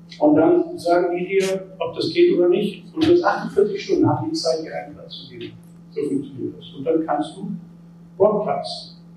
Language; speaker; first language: German; native; German